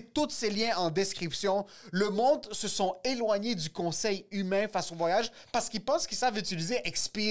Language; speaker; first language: French; native; French